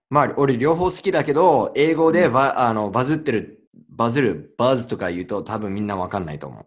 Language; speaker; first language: Japanese; non-native, fluent; English